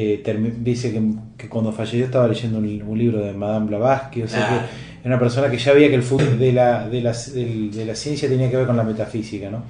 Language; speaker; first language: Spanish; native; Spanish